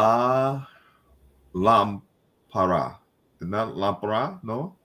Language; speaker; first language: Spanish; non-native, learner; English